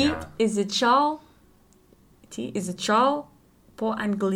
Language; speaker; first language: Russian; non-native, learner; English